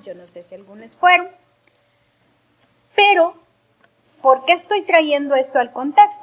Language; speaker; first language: Spanish; native; Spanish